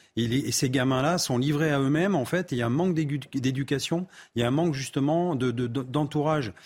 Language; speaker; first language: French; native; French